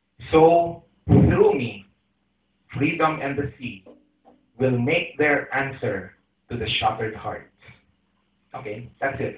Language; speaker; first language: English; non-native, local second language; Filipino